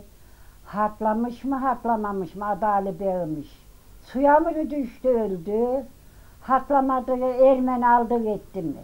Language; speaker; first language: Turkish; native; Turkish